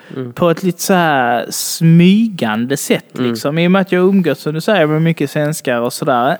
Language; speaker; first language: Swedish; early bilingual, other home language; Bangla